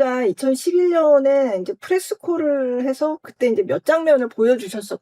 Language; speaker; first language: Korean; native; Korean